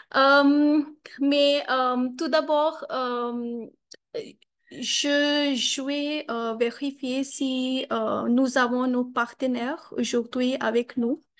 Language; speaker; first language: French; non-native, learner; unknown